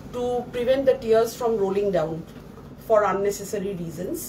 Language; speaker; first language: English; non-native, local second language; Bangla